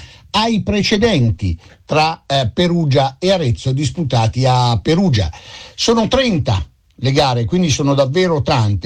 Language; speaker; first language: Italian; native; Italian